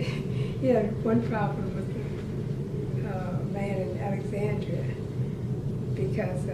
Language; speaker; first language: English; native; English